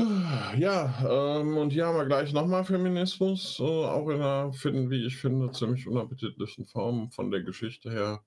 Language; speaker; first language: German; native; German